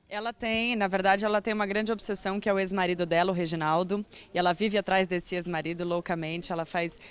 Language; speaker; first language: Portuguese; early bilingual, other home language; Spanish